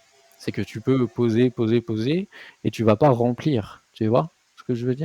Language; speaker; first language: French; native; French